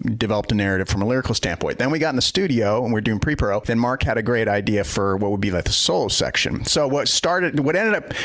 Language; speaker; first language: English; native; English